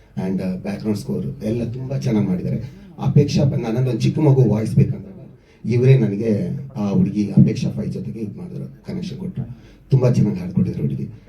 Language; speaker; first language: Kannada; native; Kannada